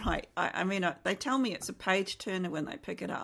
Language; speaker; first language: English; native; English